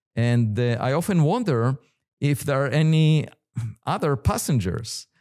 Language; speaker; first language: English; non-native, fluent; Hebrew